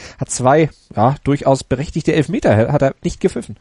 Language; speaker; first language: German; native; German